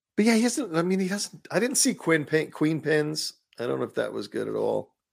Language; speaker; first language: English; early bilingual, other home language; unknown